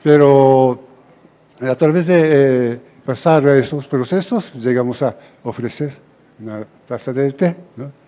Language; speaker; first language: Spanish; non-native, fluent; Japanese